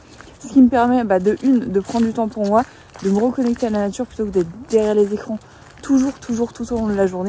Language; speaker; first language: French; native; French